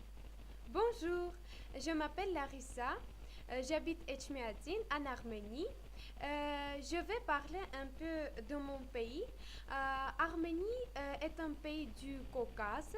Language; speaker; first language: French; non-native, fluent; Armenian